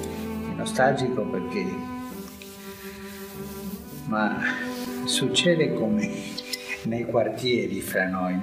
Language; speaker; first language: Italian; non-native, fluent; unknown